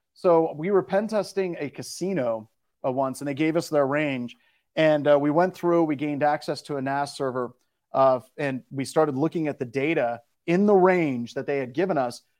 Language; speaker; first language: English; native; English